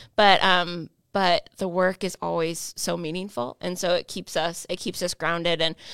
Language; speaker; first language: English; native; English